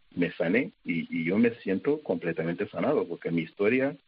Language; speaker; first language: Spanish; non-native, fluent; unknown